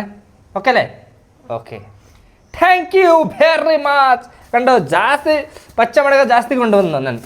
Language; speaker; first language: Malayalam; early bilingual, heritage; Malayalam